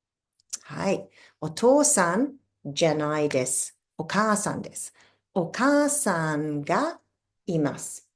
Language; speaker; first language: Japanese; non-native, fluent; English